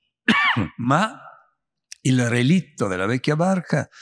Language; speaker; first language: Italian; native; Italian